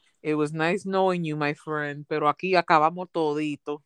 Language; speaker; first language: English; early bilingual, other home language; Spanish